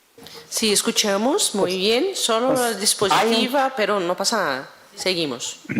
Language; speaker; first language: Spanish; non-native, fluent; Portuguese